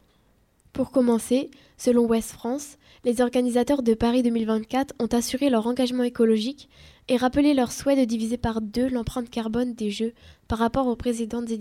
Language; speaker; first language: French; native; French